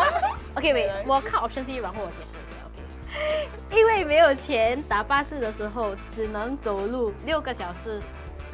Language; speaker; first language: Chinese; non-native, local second language; English